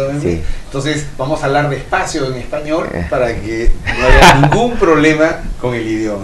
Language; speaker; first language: Spanish; native; Spanish